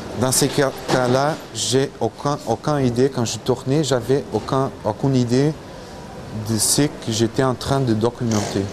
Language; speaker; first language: French; non-native, fluent; Portuguese